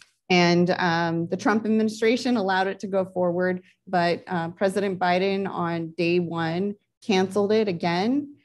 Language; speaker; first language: English; native; English